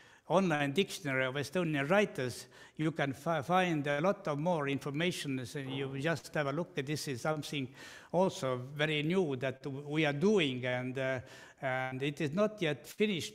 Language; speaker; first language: English; non-native, fluent; Estonian